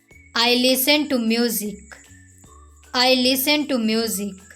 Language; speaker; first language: English; non-native, local second language; Hindi